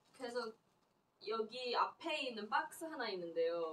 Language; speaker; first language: Korean; early bilingual, heritage; Korean